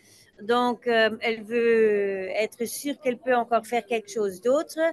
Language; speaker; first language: French; non-native, local second language; Dutch